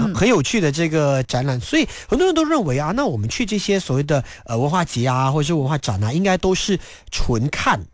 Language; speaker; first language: Chinese; native; Chinese